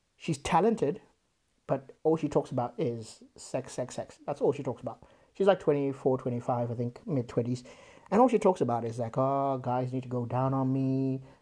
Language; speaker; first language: English; non-native, local second language; Shona